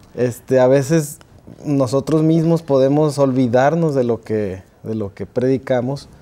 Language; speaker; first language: Spanish; native; Spanish